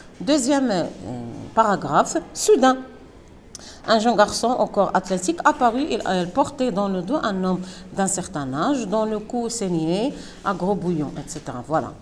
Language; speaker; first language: French; non-native, local second language; Arabic